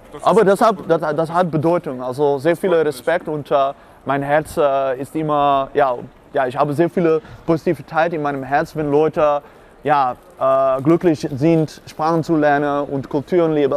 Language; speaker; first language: German; non-native, learner; Dutch